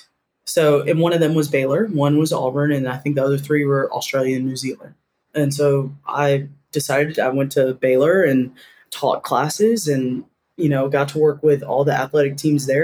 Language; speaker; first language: English; native; English